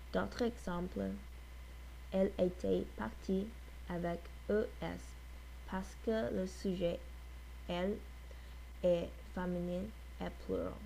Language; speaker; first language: French; non-native, learner; English